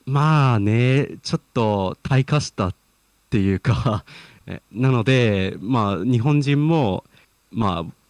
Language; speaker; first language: Japanese; non-native, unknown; English